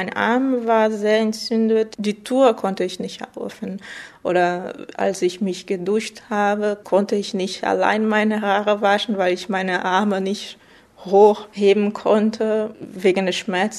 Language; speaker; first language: German; non-native, fluent; Portuguese